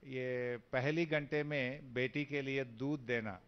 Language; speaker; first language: Hindi; non-native, local second language; Telugu